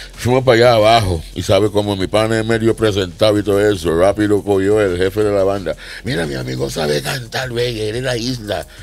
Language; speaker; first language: Spanish; non-native, fluent; English